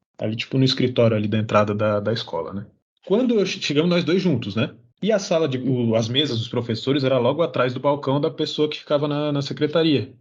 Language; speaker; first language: Portuguese; native; Portuguese